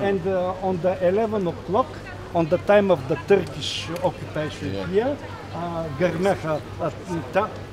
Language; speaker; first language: English; non-native, learner; Bulgarian